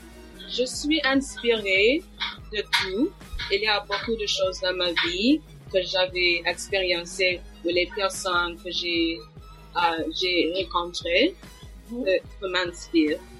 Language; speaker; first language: French; non-native, local second language; English